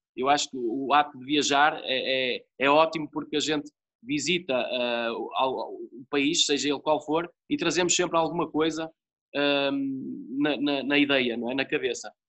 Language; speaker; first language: Portuguese; native; Portuguese